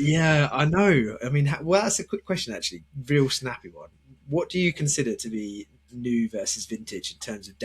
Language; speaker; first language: English; native; English